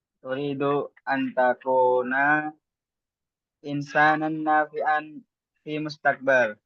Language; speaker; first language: Arabic; non-native, learner; Indonesian